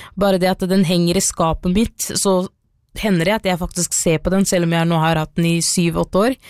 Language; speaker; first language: Norwegian; early bilingual, other home language; Somali